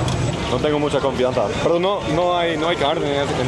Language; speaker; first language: Spanish; non-native, learner; Dutch